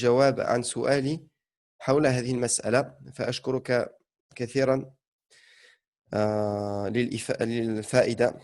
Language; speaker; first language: Arabic; non-native, learner; French